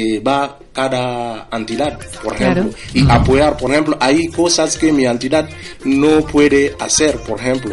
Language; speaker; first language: Spanish; non-native, fluent; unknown